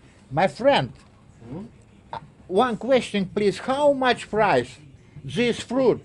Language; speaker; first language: English; non-native, learner; Russian